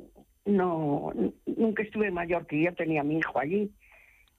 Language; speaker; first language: Spanish; native; Spanish